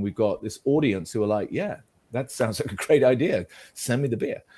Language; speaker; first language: English; native; English